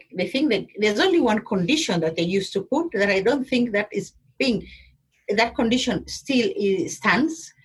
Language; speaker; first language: English; non-native, local second language; Somali